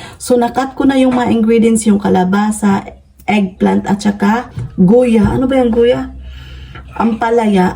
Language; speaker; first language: Filipino; non-native, local second language; Cebuano